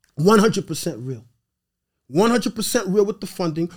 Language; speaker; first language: English; early bilingual, other home language; Haitian Creole